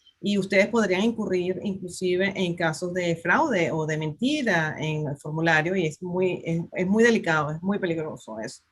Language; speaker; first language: Spanish; native; Spanish